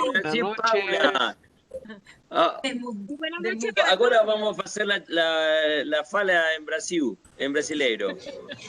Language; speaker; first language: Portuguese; non-native, learner; Spanish